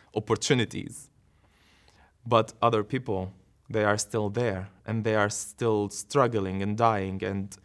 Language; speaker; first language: English; non-native, fluent; Arabic